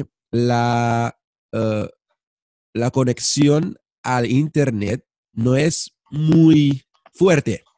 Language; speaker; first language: Spanish; non-native, fluent; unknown